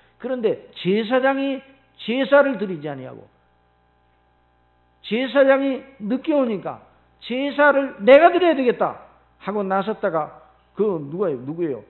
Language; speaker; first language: Korean; native; Korean